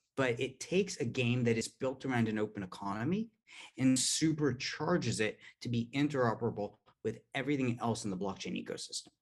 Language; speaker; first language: English; native; English